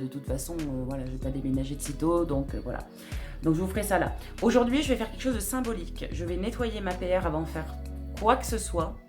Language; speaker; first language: French; native; French